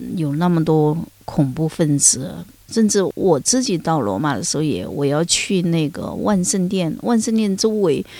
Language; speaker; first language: Chinese; native; Chinese